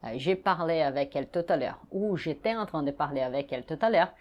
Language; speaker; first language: French; non-native, fluent; Portuguese